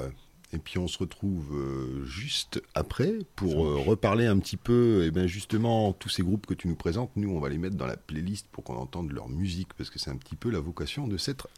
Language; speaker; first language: French; native; French